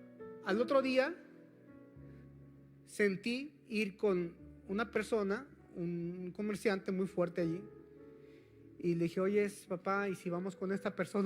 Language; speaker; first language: Spanish; native; Spanish